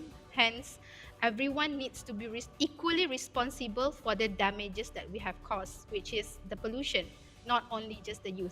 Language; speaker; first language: English; non-native, fluent; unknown